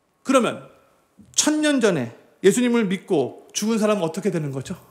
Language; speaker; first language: Korean; native; Korean